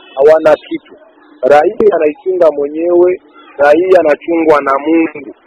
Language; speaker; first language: Swahili; native; Swahili